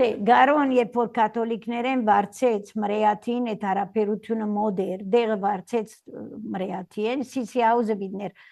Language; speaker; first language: Armenian; early bilingual, heritage; Armenian